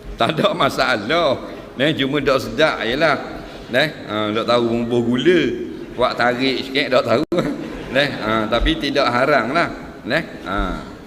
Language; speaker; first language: Malay; native; Malay